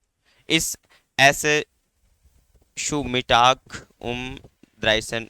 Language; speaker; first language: German; non-native, fluent; Hindi